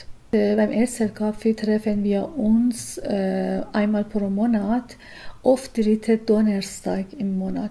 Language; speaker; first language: German; non-native, learner; Persian